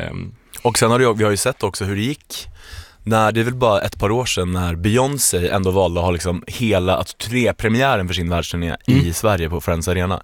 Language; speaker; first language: Swedish; native; Swedish